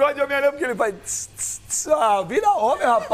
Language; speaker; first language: Portuguese; native; Portuguese